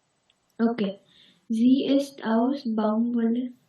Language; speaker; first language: German; non-native, learner; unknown